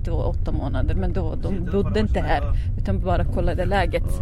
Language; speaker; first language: Swedish; non-native, fluent; Arabic